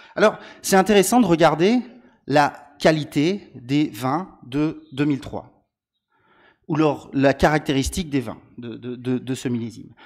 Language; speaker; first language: Italian; non-native, learner; French